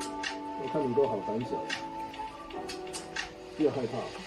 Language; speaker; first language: Chinese; native; Chinese